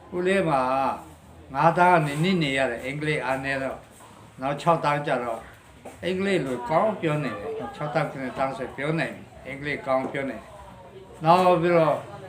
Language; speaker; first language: Burmese; non-native, local second language; Western Kayah